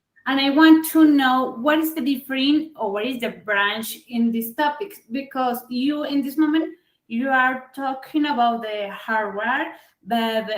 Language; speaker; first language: English; non-native, fluent; Spanish